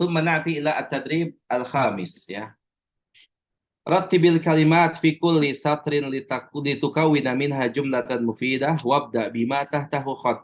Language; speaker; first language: Arabic; non-native, fluent; Indonesian